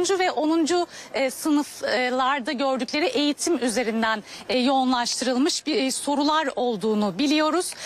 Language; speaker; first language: Turkish; native; Turkish